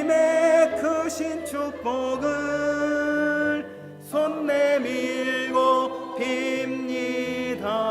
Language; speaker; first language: Korean; native; Korean